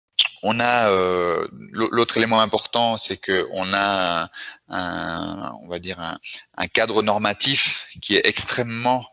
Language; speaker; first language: French; native; French